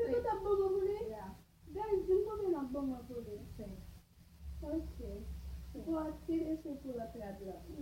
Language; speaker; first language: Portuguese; non-native, learner; Haitian Creole